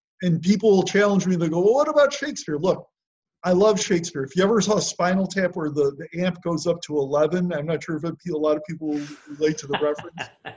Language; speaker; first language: English; native; English